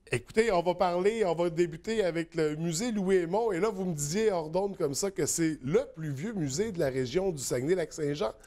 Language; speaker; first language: French; native; French